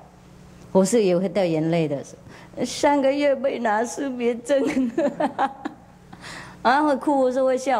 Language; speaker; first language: Chinese; non-native, fluent; Vietnamese